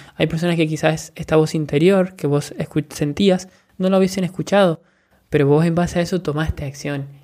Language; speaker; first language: Spanish; native; Spanish